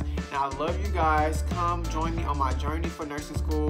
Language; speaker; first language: English; native; English